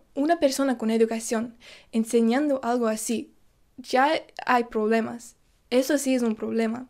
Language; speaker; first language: Spanish; non-native, fluent; English